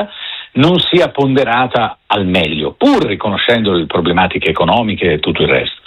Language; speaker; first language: Italian; native; Italian